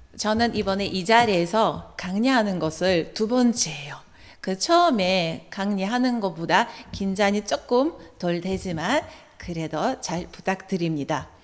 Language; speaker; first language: Korean; non-native, fluent; Russian